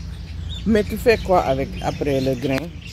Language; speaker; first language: French; non-native, learner; English